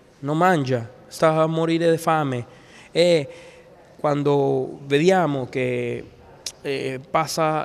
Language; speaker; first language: Italian; non-native, learner; Spanish